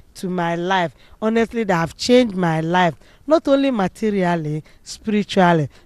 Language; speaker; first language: English; non-native, local second language; Igbo